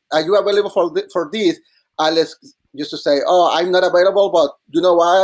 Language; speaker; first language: English; non-native, fluent; Spanish